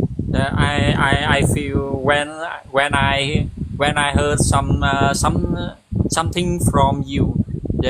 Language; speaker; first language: English; non-native, learner; Vietnamese